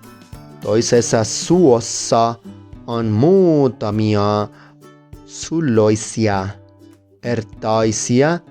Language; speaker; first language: Finnish; non-native, learner; Spanish